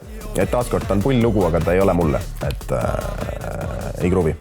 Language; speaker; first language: Estonian; native; Estonian